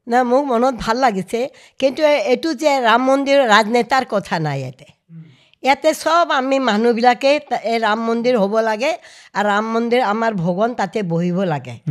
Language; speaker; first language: Assamese; non-native, local second language; Hindi